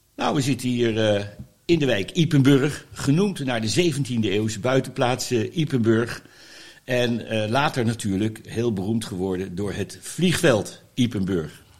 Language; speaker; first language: Dutch; native; Dutch